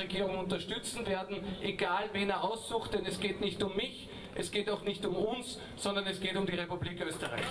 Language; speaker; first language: German; native; German